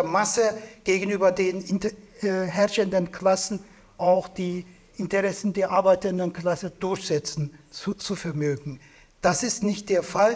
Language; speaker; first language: German; non-native, fluent; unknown